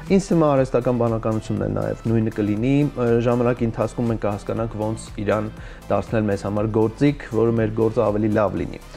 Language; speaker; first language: Armenian; early bilingual, heritage; Armenian